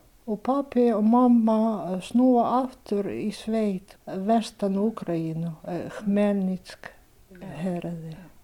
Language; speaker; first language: Icelandic; non-native, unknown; Ukrainian